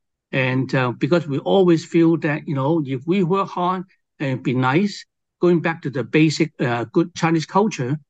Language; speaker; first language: English; non-native, local second language; Cantonese